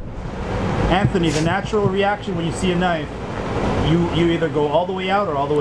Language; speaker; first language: English; native; English